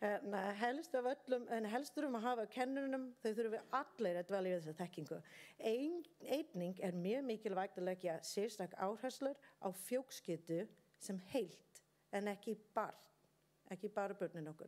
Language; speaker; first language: Icelandic; non-native, learner; English